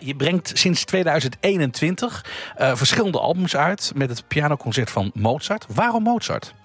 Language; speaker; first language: Dutch; native; Dutch